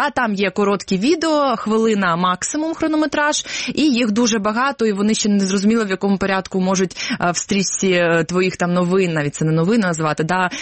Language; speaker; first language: Ukrainian; non-native, local second language; Russian